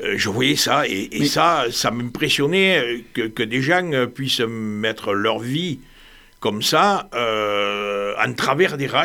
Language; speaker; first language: French; native; French